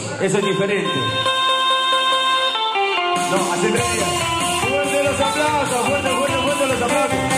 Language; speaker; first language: Spanish; native; Spanish